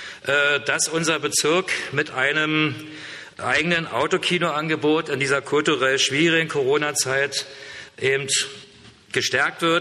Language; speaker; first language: German; native; German